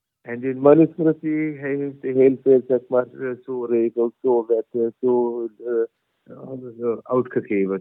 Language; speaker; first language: Dutch; non-native, fluent; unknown